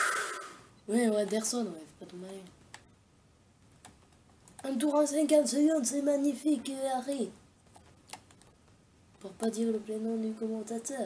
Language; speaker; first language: French; native; French